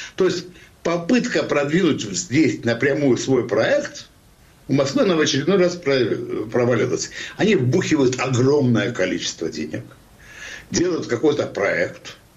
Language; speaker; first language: Russian; non-native, local second language; Georgian